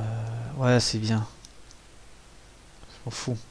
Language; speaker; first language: French; native; French